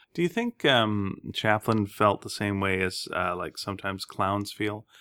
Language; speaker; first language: English; native; English